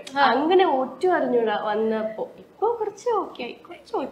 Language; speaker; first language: Malayalam; non-native, learner; Tamil